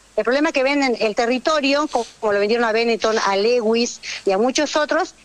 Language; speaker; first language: Spanish; native; Spanish